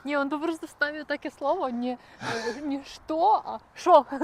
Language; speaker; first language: Polish; non-native, learner; Ukrainian